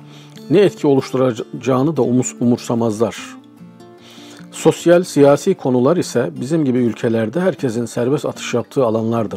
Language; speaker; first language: Turkish; native; Turkish